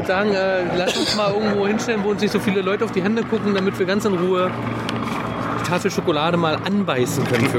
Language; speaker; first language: German; native; German